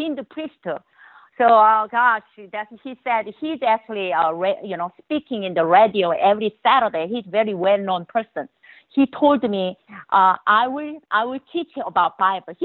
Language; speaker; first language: English; non-native, learner; Korean